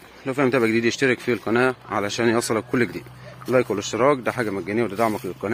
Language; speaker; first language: Arabic; native; Arabic